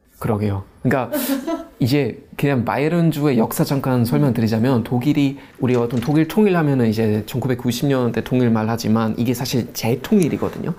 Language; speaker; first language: Korean; non-native, fluent; German